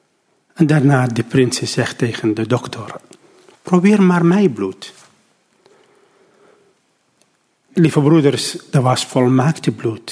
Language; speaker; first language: Dutch; non-native, learner; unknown